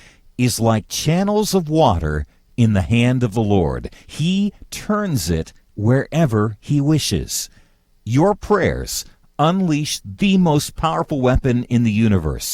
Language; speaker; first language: English; native; English